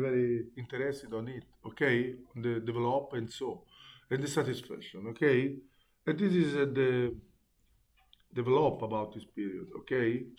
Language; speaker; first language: English; non-native, learner; Italian